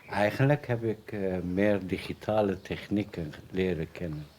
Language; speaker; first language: Dutch; non-native, fluent; Persian